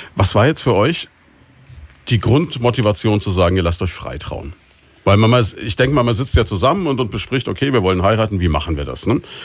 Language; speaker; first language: German; native; German